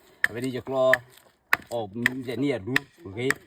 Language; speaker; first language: English; non-native, learner; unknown